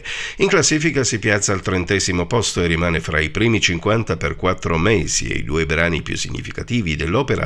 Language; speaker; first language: Italian; native; Italian